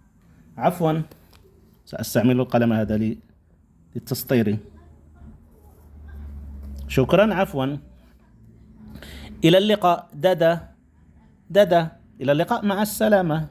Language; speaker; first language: Arabic; non-native, fluent; Indonesian